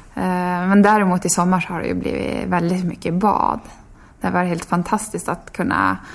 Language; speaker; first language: Swedish; native; Swedish